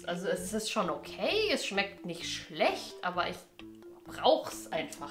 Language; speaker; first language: German; native; German